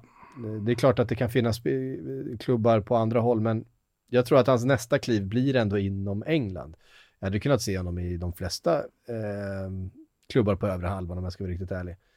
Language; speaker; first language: Swedish; native; Swedish